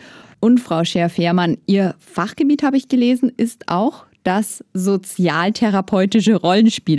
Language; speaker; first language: German; native; German